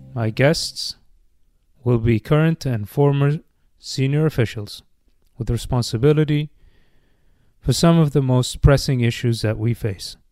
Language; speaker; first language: English; non-native, fluent; Arabic